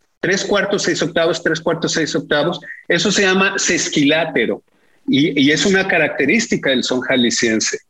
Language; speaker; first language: Spanish; native; Spanish